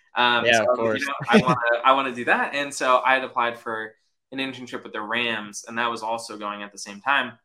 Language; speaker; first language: English; native; English